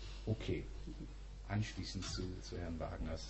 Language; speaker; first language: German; non-native, fluent; Persian